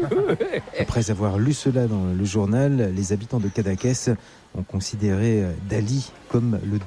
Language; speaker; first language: French; native; French